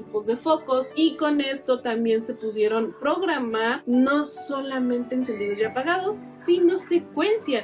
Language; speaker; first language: Spanish; native; Spanish